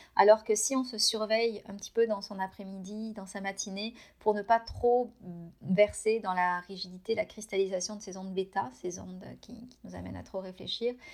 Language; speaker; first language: French; native; French